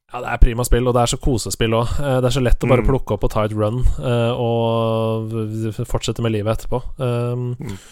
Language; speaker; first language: Norwegian; native; Norwegian